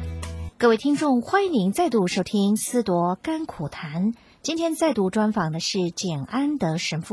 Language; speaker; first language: Chinese; native; Chinese